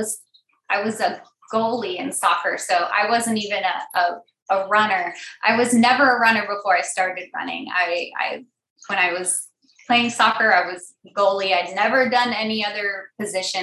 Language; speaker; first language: English; native; English